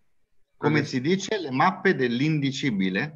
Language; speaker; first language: Italian; native; Italian